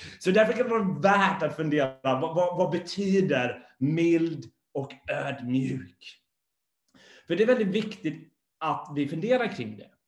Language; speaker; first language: Swedish; non-native, fluent; English